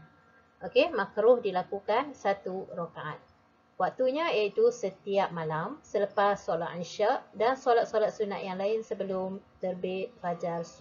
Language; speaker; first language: Malay; native; Malay